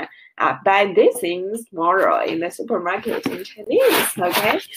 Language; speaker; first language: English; non-native, learner; Chinese